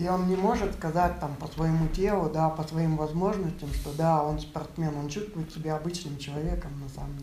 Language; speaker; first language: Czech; non-native, learner; Russian